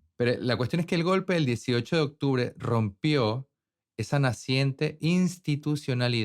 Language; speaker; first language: Spanish; native; Spanish